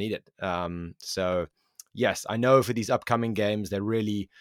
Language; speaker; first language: English; native; English